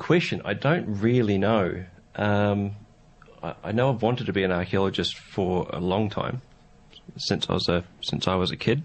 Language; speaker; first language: English; native; English